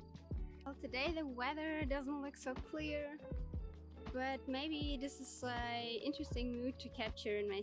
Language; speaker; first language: English; non-native, fluent; German